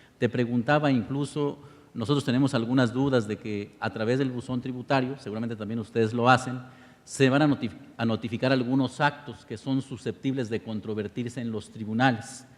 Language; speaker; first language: Spanish; native; Spanish